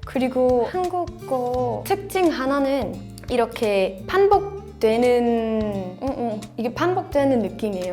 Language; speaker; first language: Korean; non-native, fluent; Danish